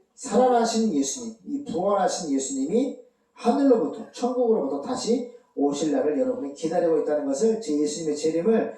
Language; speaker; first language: Korean; native; Korean